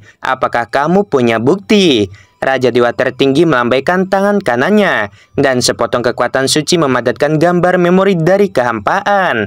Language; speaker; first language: Indonesian; native; Indonesian